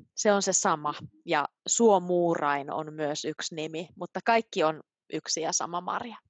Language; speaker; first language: Finnish; native; Finnish